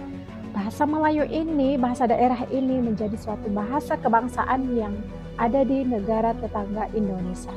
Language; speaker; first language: Indonesian; native; Indonesian